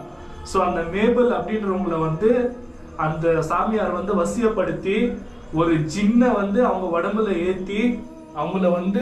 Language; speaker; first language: Tamil; native; Tamil